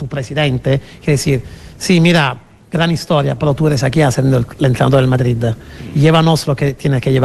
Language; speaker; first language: Spanish; non-native, fluent; Italian